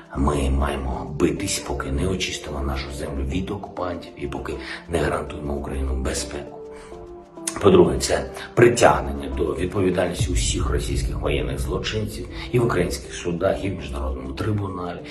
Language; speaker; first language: Ukrainian; non-native, local second language; Russian